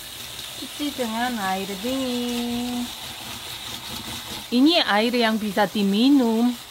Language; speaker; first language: Indonesian; non-native, fluent; Korean